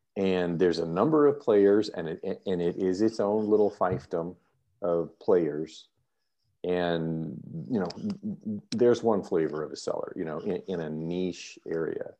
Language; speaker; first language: English; native; English